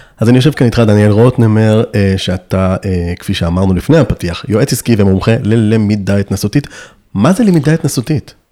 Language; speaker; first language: Hebrew; native; Hebrew